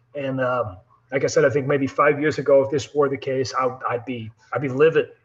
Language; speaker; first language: English; non-native, fluent; Dutch